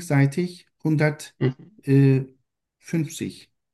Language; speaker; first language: German; non-native, learner; Turkish